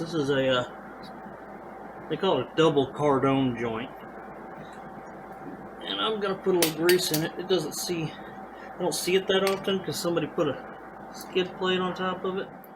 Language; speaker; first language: English; native; English